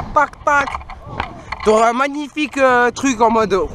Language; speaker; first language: French; native; French